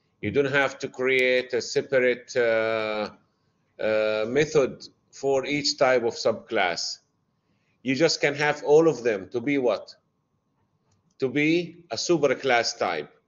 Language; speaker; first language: English; non-native, fluent; Arabic